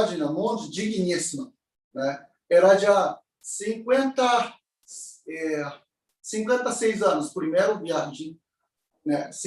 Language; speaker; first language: Portuguese; non-native, learner; Japanese